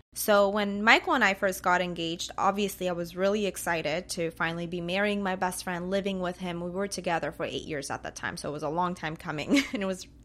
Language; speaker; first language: English; early bilingual, other home language; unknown